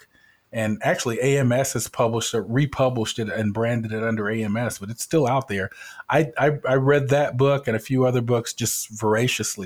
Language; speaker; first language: English; native; English